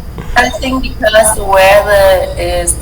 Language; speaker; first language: English; non-native, learner; Vietnamese